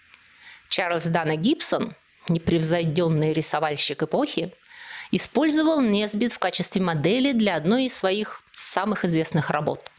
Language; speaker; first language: Russian; native; Russian